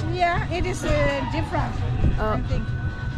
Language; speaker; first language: English; non-native, learner; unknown